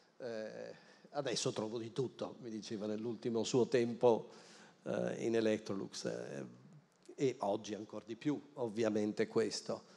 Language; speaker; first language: Italian; native; Italian